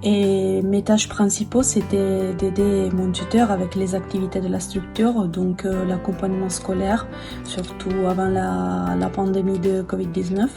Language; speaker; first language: French; non-native, fluent; Italian